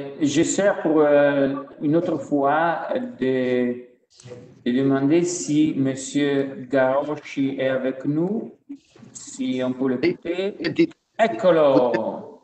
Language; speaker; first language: French; non-native, fluent; Italian